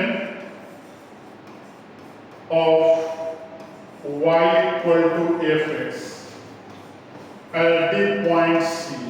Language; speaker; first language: Hindi; native; Hindi